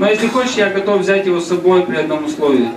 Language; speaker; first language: Russian; native; Russian